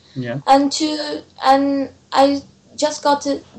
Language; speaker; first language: English; non-native, fluent; Portuguese